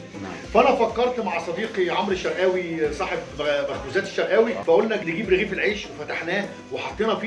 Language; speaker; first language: Arabic; native; Arabic